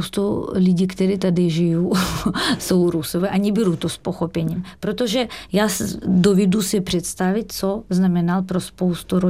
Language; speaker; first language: Czech; non-native, fluent; Russian